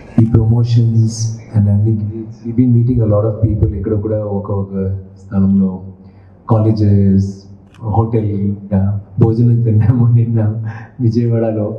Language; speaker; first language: Telugu; non-native, learner; Tamil